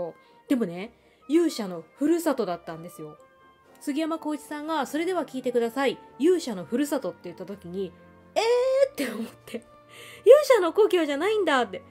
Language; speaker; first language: Japanese; native; Japanese